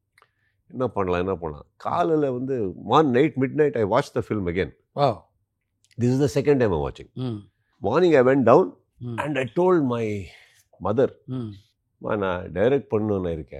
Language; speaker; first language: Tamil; non-native, local second language; Kannada